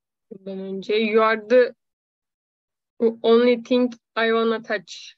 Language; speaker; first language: English; non-native, learner; Turkish